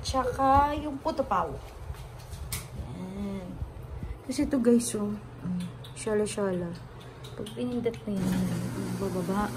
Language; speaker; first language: Filipino; native; Filipino